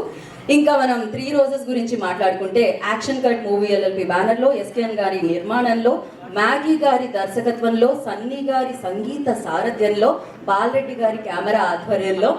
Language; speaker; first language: Telugu; native; Telugu